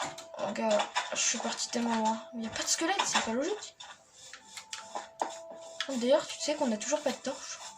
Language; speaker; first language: French; native; French